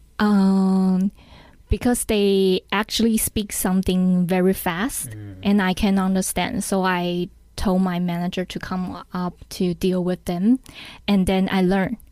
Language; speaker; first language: English; non-native, learner; Chinese